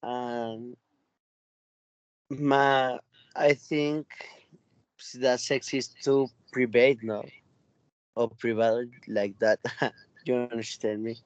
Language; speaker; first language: English; non-native, learner; Spanish